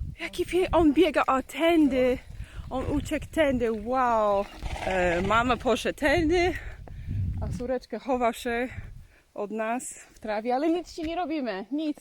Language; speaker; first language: Polish; non-native, learner; English